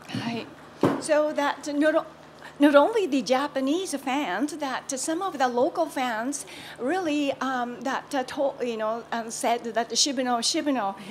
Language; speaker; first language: English; non-native, fluent; Japanese